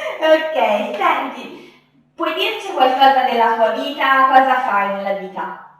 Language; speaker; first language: Italian; native; Italian